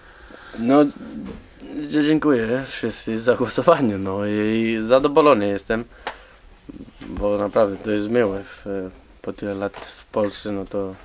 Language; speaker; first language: Polish; non-native, fluent; Spanish